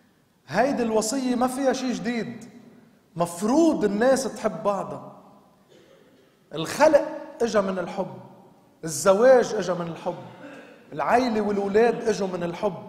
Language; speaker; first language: Arabic; native; Arabic